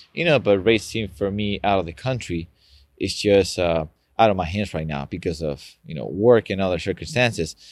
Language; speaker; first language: English; non-native, fluent; Spanish